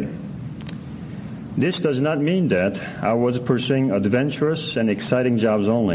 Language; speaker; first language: English; non-native, learner; Korean